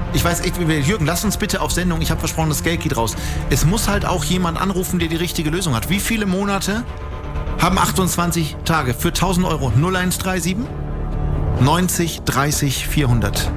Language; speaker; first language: German; native; German